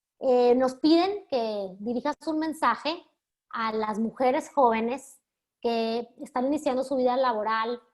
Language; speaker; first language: Spanish; native; Spanish